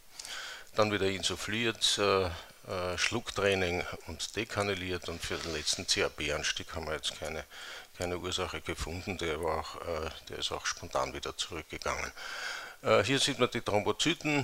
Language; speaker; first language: German; native; German